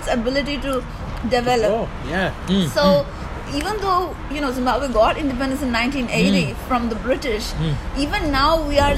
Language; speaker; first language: English; non-native, local second language; Malayalam